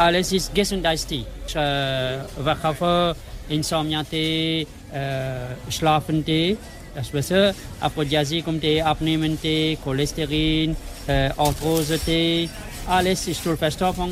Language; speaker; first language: German; non-native, learner; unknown